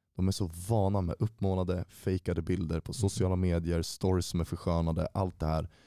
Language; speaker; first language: Swedish; native; Swedish